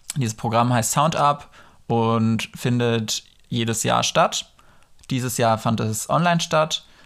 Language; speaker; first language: German; early bilingual, other home language; Polish